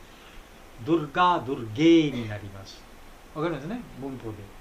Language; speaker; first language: Japanese; non-native, fluent; Bangla